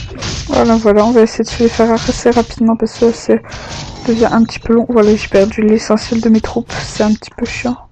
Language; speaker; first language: French; native; French